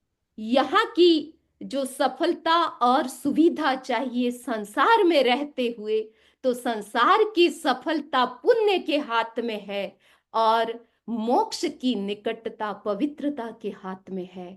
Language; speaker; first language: Hindi; native; Hindi